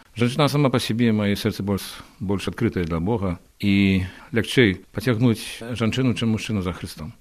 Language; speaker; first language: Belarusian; non-native, learner; Polish